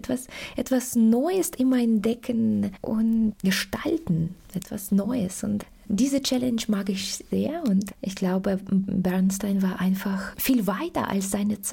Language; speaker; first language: German; non-native, fluent; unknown